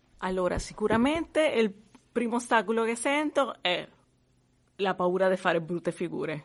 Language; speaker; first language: Italian; non-native, fluent; Spanish